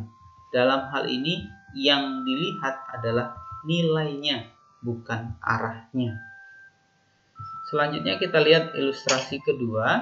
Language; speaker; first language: Indonesian; native; Indonesian